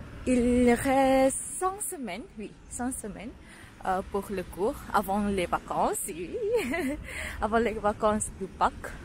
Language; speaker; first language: French; non-native, learner; Malay